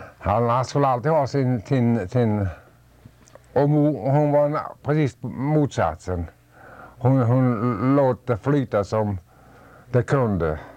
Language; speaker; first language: Swedish; native; Swedish